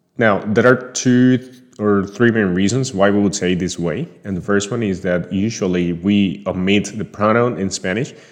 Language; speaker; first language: English; non-native, fluent; Spanish